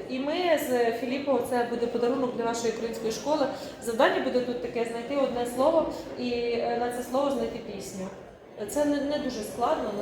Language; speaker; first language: Ukrainian; native; Ukrainian